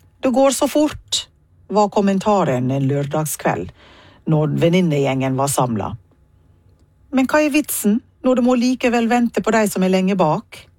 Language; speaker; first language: Norwegian; non-native, fluent; English